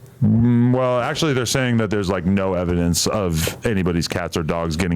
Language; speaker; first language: English; native; English